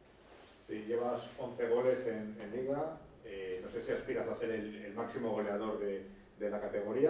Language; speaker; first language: Spanish; native; Spanish